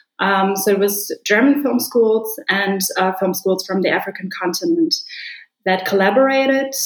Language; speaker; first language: English; non-native, fluent; German